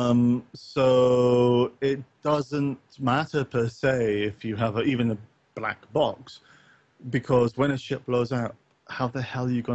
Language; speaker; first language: English; native; English